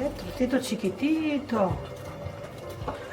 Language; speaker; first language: Spanish; native; Spanish